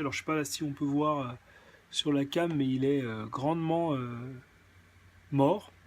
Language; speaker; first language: French; native; French